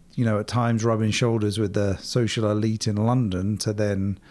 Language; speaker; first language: English; native; English